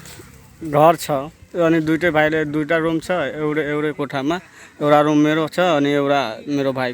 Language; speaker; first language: Nepali; non-native, local second language; Bhojpuri